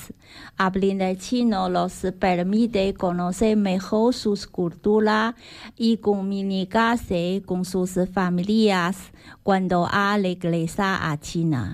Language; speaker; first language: Spanish; non-native, learner; Chinese